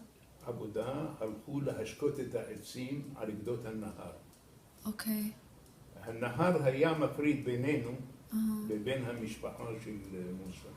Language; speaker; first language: Hebrew; non-native, fluent; Arabic